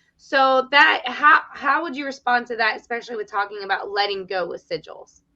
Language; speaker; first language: English; native; English